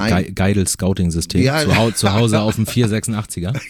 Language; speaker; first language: German; native; German